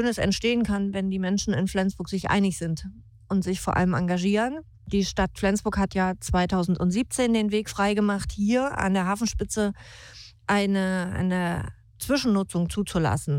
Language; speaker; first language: German; native; German